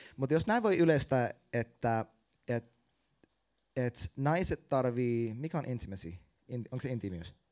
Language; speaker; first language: Finnish; native; Finnish